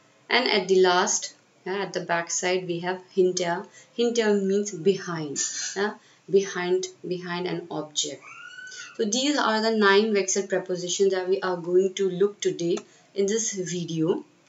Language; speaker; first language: English; non-native, local second language; Hindi